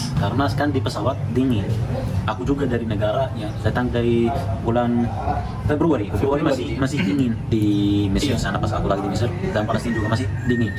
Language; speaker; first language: Indonesian; non-native, fluent; Arabic